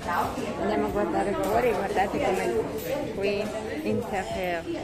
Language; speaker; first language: Italian; non-native, learner; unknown